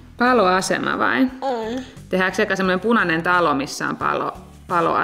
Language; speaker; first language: Finnish; native; Finnish